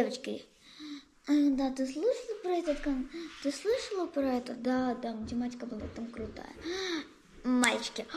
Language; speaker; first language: Russian; early bilingual, heritage; Russian